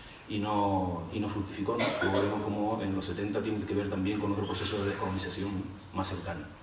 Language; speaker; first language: Spanish; native; Spanish